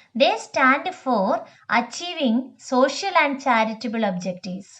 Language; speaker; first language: English; non-native, local second language; Malayalam